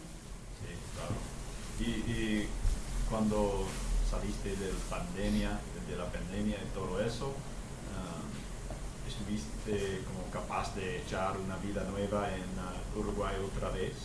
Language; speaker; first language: Spanish; non-native, fluent; English